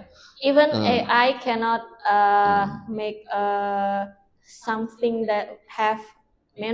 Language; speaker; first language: English; non-native, learner; Indonesian